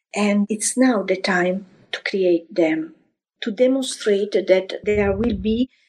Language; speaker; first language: English; non-native, fluent; Italian